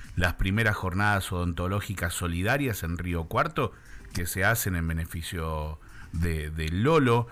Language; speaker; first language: Spanish; native; Spanish